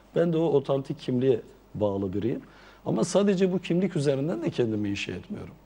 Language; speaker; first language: Turkish; non-native, local second language; Zaza